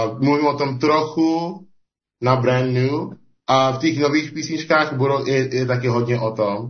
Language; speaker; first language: Czech; non-native, fluent; English